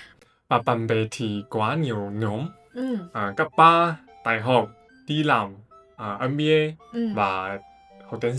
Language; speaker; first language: Vietnamese; non-native, fluent; Chinese